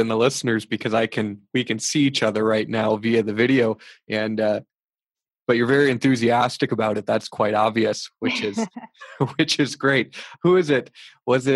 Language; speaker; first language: English; native; English